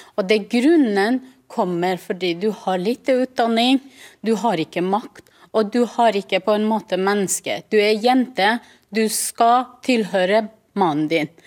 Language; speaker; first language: Norwegian; non-native, learner; Persian